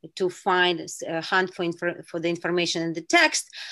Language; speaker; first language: English; non-native, fluent; Uzbek